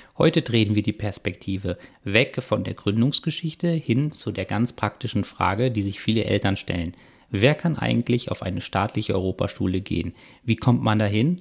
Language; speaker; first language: German; native; German